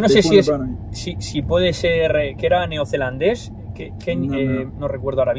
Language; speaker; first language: Spanish; native; Spanish